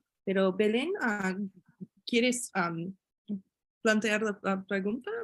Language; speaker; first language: Spanish; non-native, fluent; English